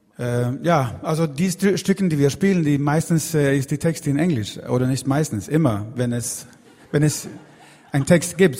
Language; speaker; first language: German; non-native, fluent; Swedish